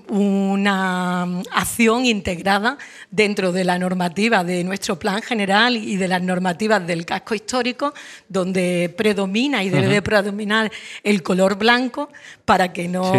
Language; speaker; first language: Spanish; native; Spanish